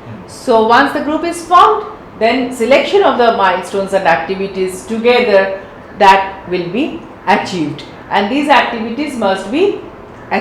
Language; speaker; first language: English; non-native, local second language; Bangla